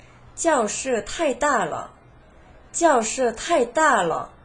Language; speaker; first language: Chinese; non-native, fluent; Korean